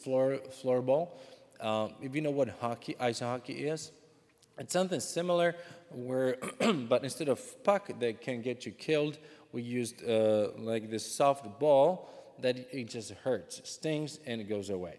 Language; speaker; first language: English; non-native, fluent; Czech